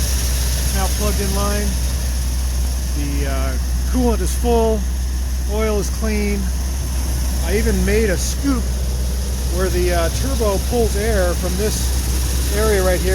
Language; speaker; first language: English; native; English